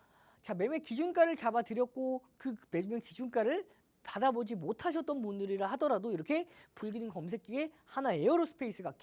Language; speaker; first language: Korean; native; Korean